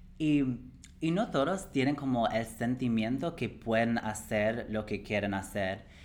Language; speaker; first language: Spanish; non-native, fluent; English